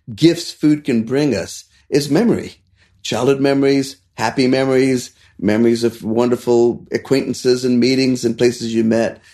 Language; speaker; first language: English; non-native, local second language; Hindi